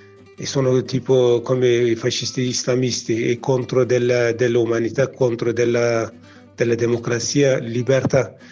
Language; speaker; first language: Italian; non-native, learner; Kurdish